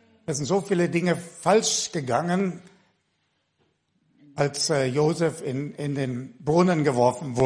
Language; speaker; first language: German; native; German